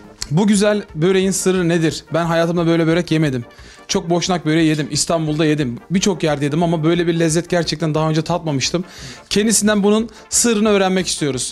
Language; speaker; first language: Turkish; native; Turkish